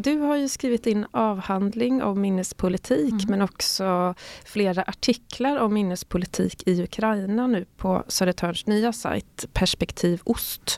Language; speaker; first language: Swedish; native; Swedish